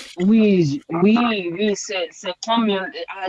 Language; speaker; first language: French; non-native, learner; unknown